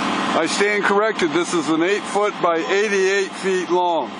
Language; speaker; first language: English; native; English